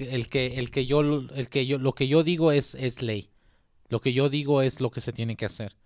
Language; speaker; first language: Spanish; early bilingual, heritage; Spanish